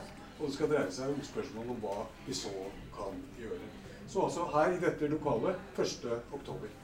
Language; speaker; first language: Norwegian; native; Norwegian